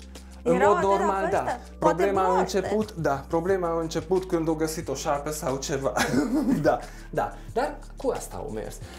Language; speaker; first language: Romanian; non-native, local second language; Hungarian